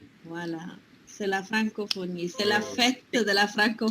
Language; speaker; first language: French; non-native, fluent; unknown